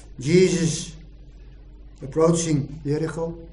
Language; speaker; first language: English; non-native, fluent; Dutch